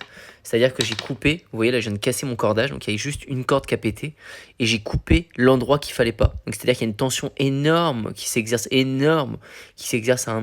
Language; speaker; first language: French; native; French